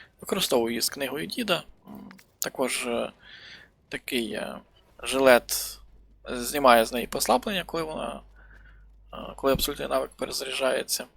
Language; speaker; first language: Ukrainian; native; Ukrainian